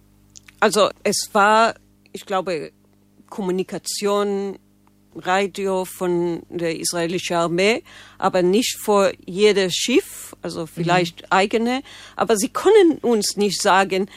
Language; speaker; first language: German; non-native, fluent; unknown